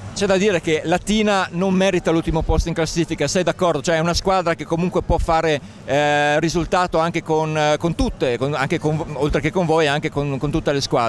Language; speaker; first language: Italian; native; Italian